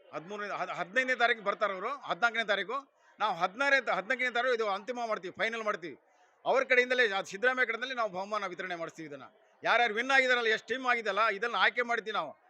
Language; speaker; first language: Kannada; non-native, local second language; Lambadi